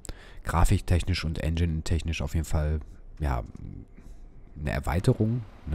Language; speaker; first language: German; native; German